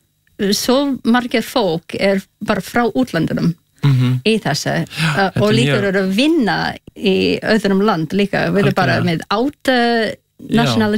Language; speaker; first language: Icelandic; non-native, learner; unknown